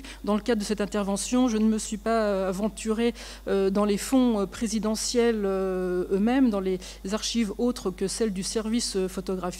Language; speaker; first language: French; native; French